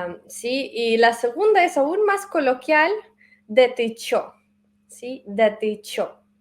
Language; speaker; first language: Spanish; non-native, fluent; Russian